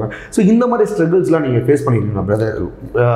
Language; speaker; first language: Tamil; native; Tamil